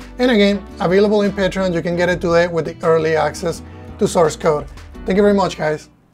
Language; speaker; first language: English; non-native, fluent; Spanish